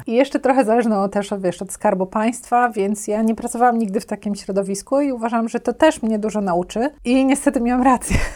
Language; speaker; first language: Polish; native; Polish